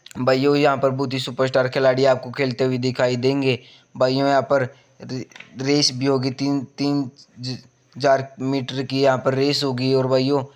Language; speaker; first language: Hindi; native; Hindi